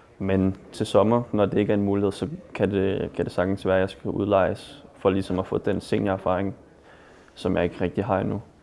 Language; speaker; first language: Danish; native; Danish